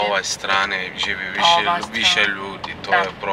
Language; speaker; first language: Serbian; non-native, learner; Turkish